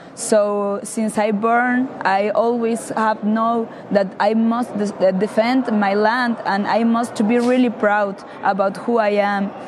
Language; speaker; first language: English; non-native, learner; Spanish